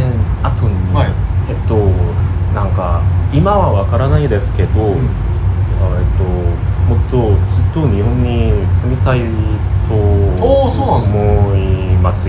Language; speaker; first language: Japanese; non-native, learner; Korean